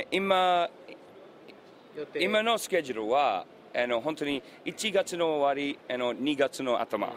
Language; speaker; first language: Japanese; non-native, learner; English